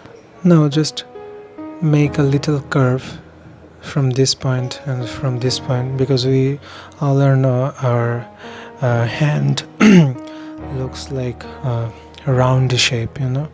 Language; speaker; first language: English; non-native, fluent; Bangla